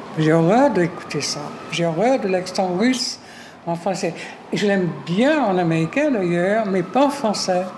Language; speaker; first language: French; non-native, fluent; English